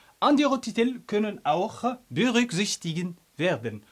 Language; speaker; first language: German; non-native, fluent; Arabic